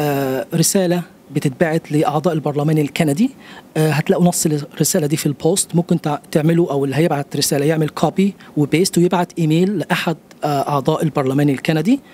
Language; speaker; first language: Arabic; native; Arabic